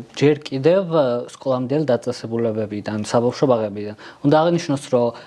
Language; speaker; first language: Georgian; non-native, local second language; Azerbaijani